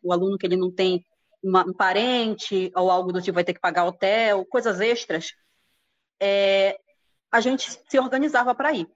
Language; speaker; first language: Portuguese; native; Portuguese